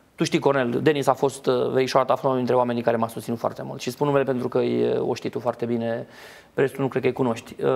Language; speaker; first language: Romanian; native; Romanian